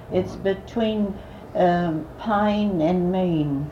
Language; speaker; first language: English; early bilingual, other home language; Swedish